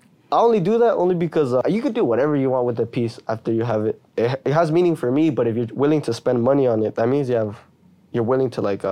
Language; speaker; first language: English; early bilingual, other home language; Spanish